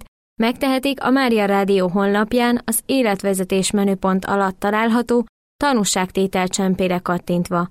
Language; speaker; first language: Hungarian; native; Hungarian